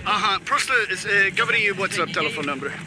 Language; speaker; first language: Russian; non-native, learner; English